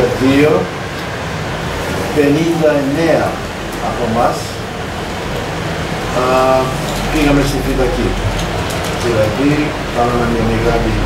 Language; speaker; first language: Greek; early bilingual, heritage; Greek